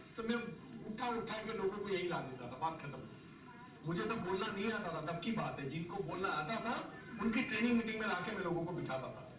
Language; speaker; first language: Hindi; non-native, local second language; Gujarati